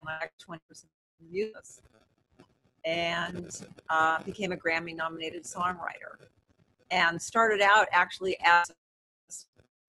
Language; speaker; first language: English; native; English